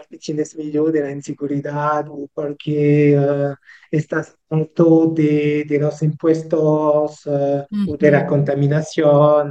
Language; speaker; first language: Spanish; non-native, learner; French